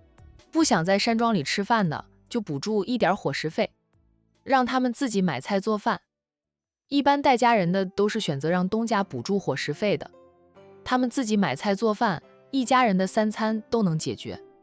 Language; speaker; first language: Chinese; native; Chinese